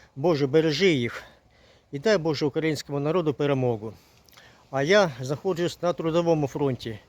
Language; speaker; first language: Ukrainian; non-native, local second language; Russian